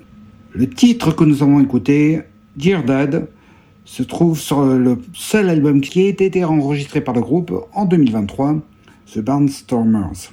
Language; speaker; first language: French; native; French